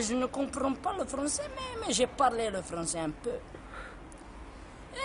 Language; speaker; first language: French; non-native, learner; Arabic